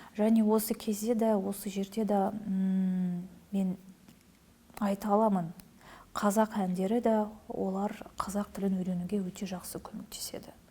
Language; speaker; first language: Kazakh; non-native, local second language; Russian